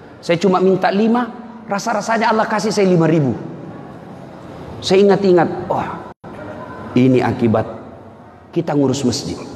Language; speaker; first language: Indonesian; non-native, local second language; Buginese